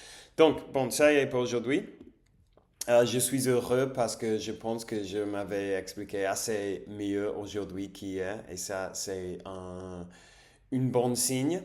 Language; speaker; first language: French; non-native, learner; English